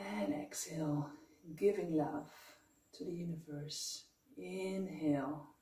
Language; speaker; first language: English; non-native, fluent; Dutch